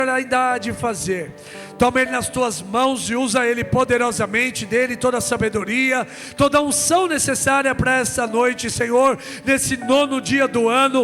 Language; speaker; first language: Portuguese; native; Portuguese